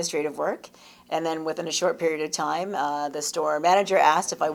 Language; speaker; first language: English; native; English